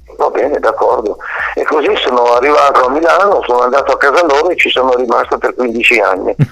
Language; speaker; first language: Italian; native; Italian